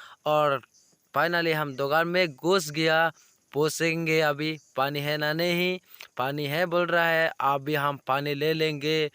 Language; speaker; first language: Hindi; non-native, local second language; Chakma